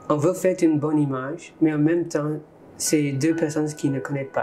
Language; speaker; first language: French; non-native, learner; English